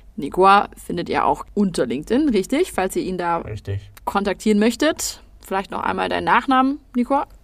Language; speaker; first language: German; native; German